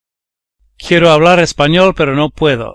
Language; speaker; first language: Spanish; non-native, learner; English